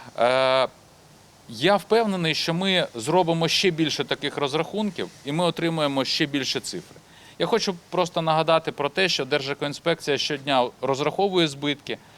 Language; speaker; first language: Ukrainian; native; Ukrainian